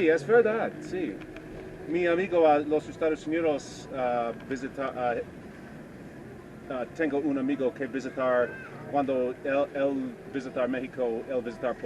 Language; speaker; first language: Spanish; non-native, learner; English